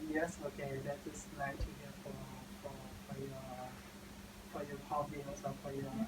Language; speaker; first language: English; non-native, learner; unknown